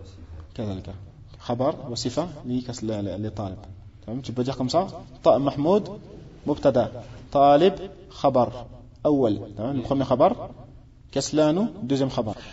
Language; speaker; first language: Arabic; early bilingual, heritage; Arabic